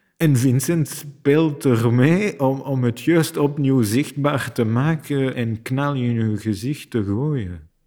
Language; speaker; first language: Dutch; non-native, fluent; French